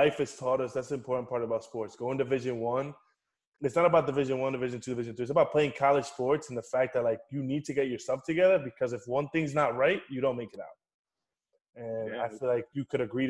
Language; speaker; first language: English; native; English